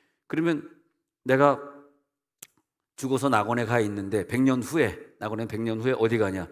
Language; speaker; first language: Korean; native; Korean